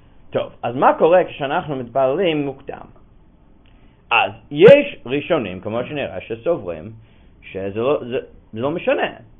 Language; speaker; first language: Hebrew; non-native, fluent; English